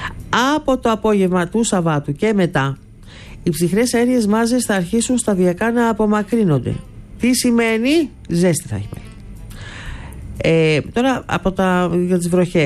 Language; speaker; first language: Greek; native; Greek